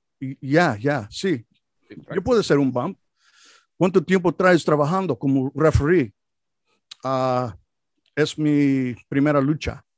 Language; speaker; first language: Spanish; non-native, learner; English